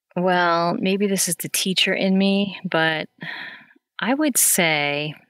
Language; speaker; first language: English; native; English